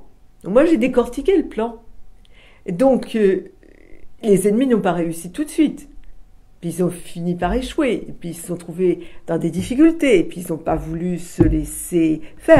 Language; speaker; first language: French; native; French